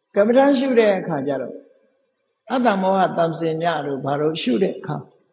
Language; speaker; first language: Burmese; native; Burmese